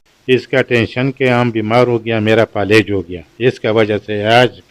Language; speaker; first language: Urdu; non-native, local second language; Pashto